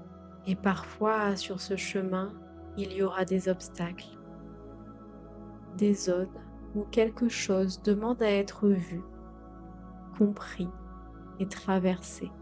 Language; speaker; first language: French; native; French